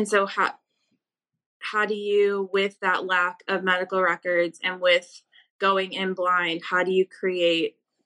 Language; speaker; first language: English; native; English